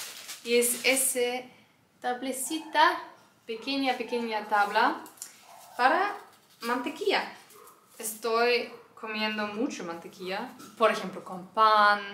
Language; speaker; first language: Spanish; non-native, learner; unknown